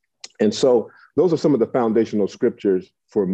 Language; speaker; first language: English; native; English